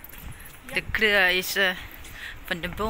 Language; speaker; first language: Dutch; non-native, learner; Thai